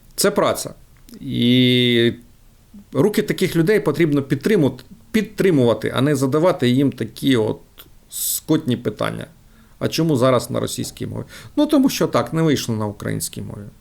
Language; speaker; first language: Ukrainian; non-native, local second language; Russian